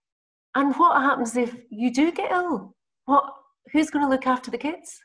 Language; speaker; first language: English; native; English